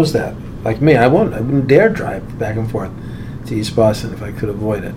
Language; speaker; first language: English; native; English